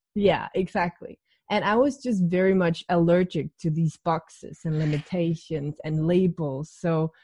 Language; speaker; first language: English; non-native, fluent; Danish